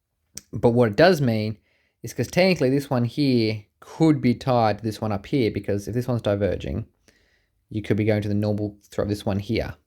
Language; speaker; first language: English; native; English